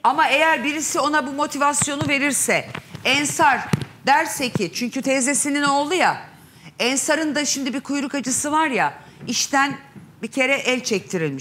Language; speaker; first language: Turkish; native; Turkish